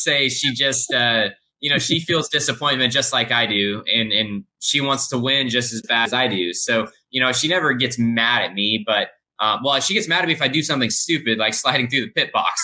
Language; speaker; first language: English; native; English